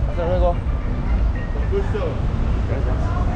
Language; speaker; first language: Spanish; non-native, learner; Korean